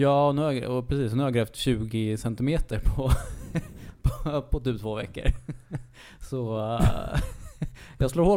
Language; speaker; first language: Swedish; native; Swedish